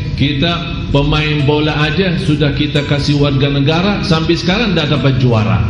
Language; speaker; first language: Malay; non-native, fluent; Arabic